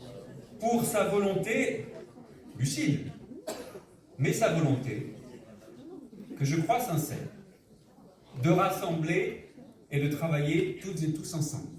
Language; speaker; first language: French; native; French